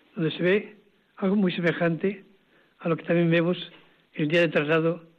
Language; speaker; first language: Spanish; native; Spanish